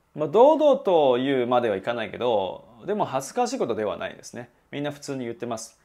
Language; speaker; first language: Japanese; non-native, fluent; Chinese